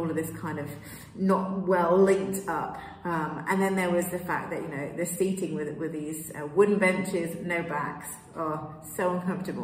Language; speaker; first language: English; native; English